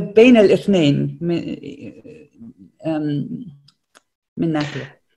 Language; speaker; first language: Arabic; non-native, fluent; German